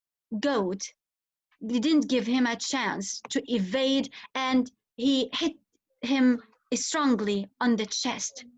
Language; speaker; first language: English; non-native, fluent; Arabic